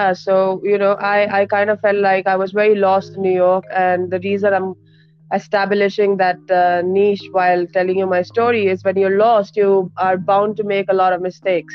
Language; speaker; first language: English; non-native, local second language; Hindi